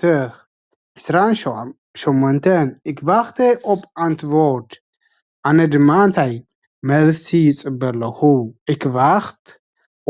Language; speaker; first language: Dutch; non-native, fluent; Tigrinya